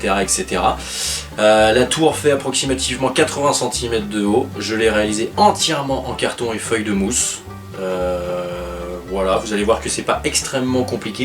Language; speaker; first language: French; native; French